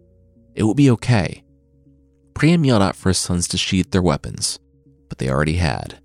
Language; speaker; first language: English; native; English